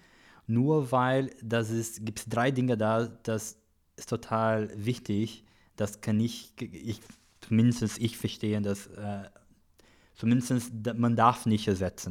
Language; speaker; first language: German; non-native, learner; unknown